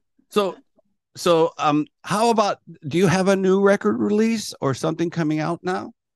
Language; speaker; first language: English; native; English